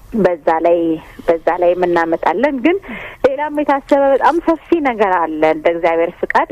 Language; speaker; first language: Amharic; native; Amharic